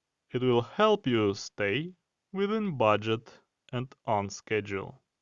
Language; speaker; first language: English; non-native, fluent; Ukrainian